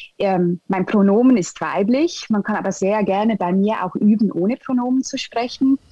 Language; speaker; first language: German; native; German